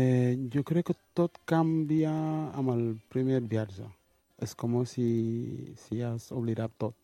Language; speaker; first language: Catalan; early bilingual, other home language; Wolof